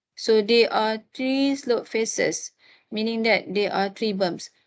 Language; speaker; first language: English; non-native, local second language; Malay